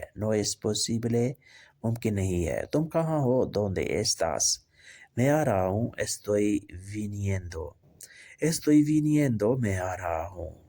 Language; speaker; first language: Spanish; non-native, learner; Urdu